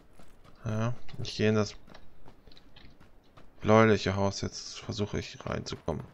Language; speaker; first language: German; native; German